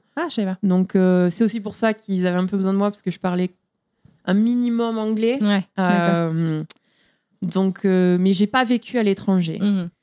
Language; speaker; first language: French; native; French